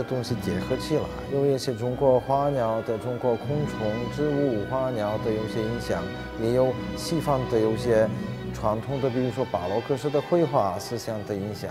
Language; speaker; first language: Chinese; non-native, fluent; Czech